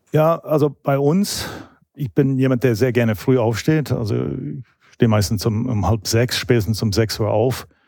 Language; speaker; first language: German; non-native, fluent; English